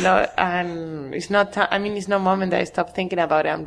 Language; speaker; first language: English; non-native, fluent; Spanish